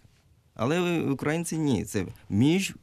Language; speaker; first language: Ukrainian; non-native, learner; Japanese